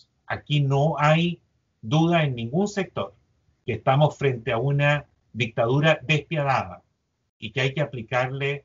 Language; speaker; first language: Spanish; native; Spanish